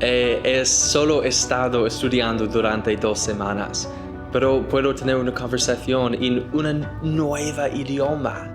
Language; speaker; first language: Spanish; non-native, learner; English